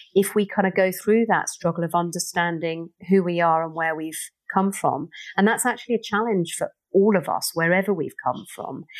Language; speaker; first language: English; native; English